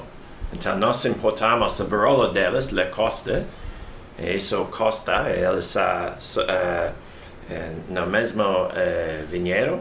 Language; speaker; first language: Portuguese; non-native, learner; English